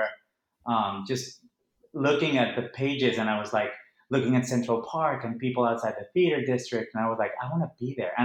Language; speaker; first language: English; non-native, fluent; Spanish